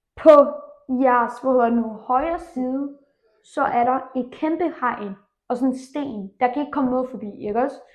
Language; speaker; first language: Danish; early bilingual, other home language; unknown